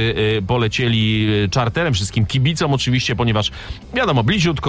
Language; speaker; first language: Polish; native; Polish